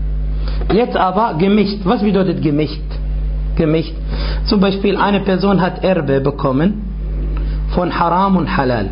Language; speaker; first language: German; non-native, fluent; Arabic